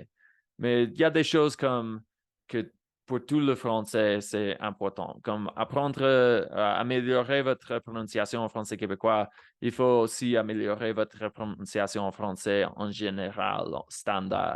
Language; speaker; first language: French; non-native, fluent; Spanish